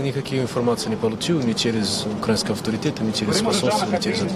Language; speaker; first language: Russian; non-native, learner; Portuguese